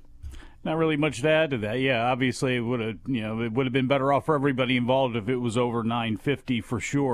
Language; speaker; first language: English; native; English